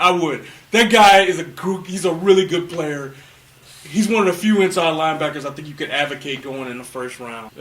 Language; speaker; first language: English; native; English